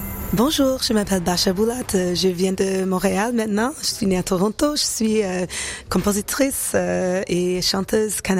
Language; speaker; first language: French; non-native, local second language; English